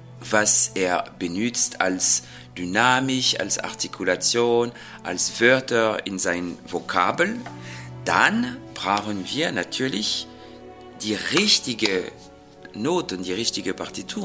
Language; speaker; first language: German; non-native, fluent; French